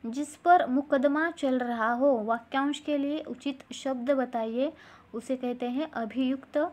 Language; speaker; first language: Hindi; non-native, local second language; Marathi